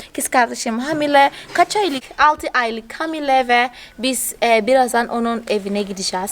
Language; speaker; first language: Turkish; non-native, fluent; Portuguese